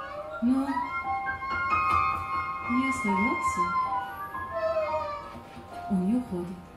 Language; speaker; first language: Russian; non-native, learner; German